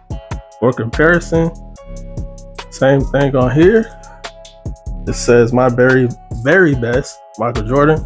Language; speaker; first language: English; native; English